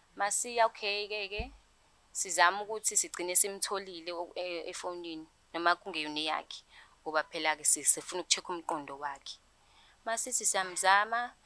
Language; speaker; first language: Zulu; native; Zulu